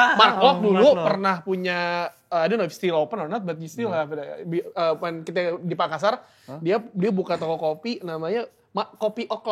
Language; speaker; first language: Indonesian; native; Indonesian